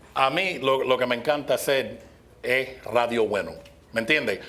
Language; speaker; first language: Spanish; early bilingual, other home language; English